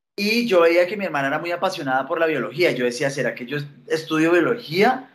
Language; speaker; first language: Spanish; native; Spanish